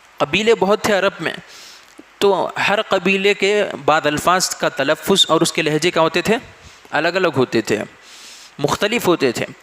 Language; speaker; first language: Urdu; native; Urdu